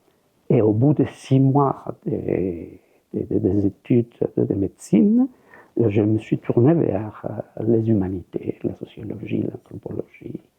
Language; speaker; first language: French; non-native, fluent; Spanish